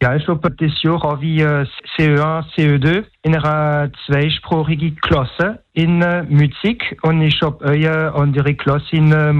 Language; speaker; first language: German; non-native, local second language; French